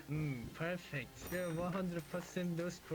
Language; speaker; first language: English; non-native, learner; Korean